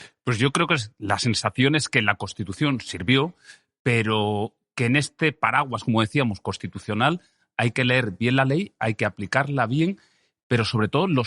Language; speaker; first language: Spanish; native; Spanish